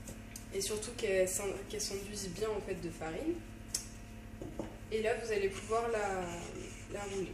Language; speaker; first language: French; native; French